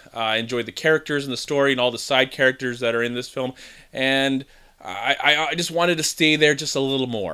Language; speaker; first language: English; native; English